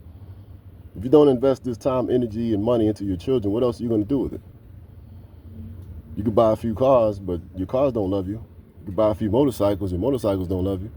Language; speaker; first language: English; native; English